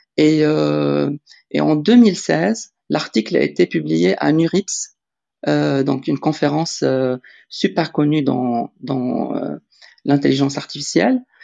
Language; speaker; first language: French; non-native, local second language; Arabic